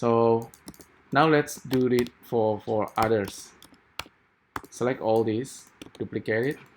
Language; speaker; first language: English; non-native, fluent; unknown